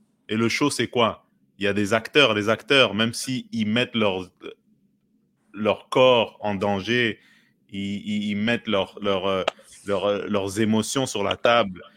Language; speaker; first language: French; native; French